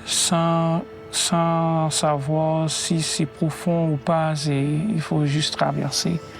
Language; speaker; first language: French; non-native, local second language; Haitian Creole